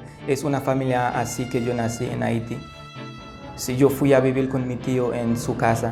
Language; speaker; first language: Spanish; non-native, learner; Haitian Creole